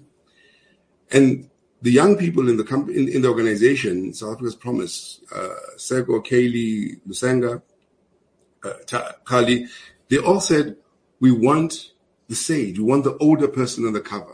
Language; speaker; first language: English; non-native, local second language; Zulu